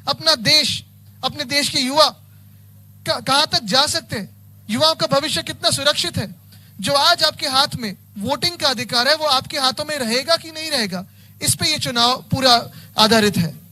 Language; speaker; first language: Hindi; non-native, local second language; Marathi